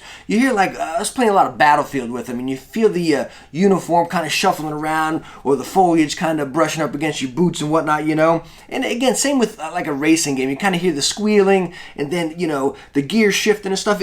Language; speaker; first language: English; native; English